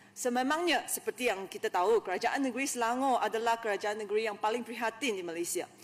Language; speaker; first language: Malay; non-native, local second language; Chinese